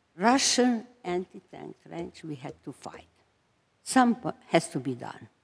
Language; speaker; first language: English; non-native, fluent; Hungarian